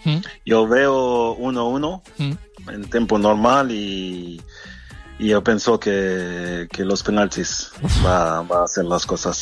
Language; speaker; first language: Spanish; non-native, fluent; French